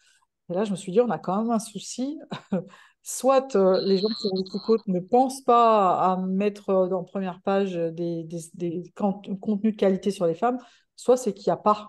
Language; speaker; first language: French; native; French